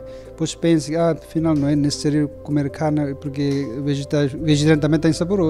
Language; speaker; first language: Portuguese; non-native, learner; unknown